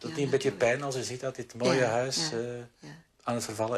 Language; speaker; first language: Dutch; native; Dutch